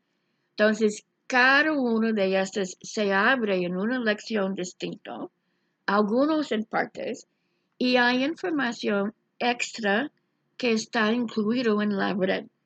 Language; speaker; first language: Spanish; non-native, fluent; English